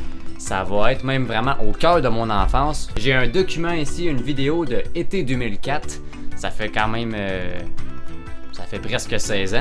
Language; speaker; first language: French; native; French